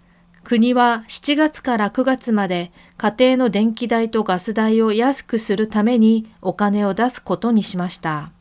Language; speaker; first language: Japanese; non-native, fluent; Korean